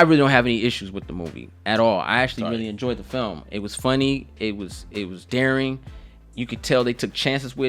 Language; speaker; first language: English; native; English